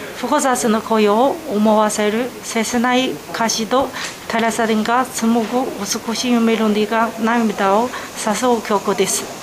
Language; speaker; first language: Japanese; non-native, learner; Chinese